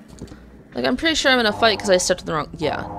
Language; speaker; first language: English; native; English